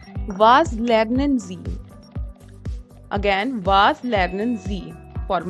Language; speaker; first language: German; non-native, fluent; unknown